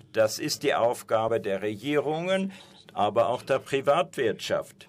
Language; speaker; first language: German; non-native, fluent; Persian